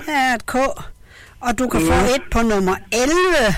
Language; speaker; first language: Danish; native; Danish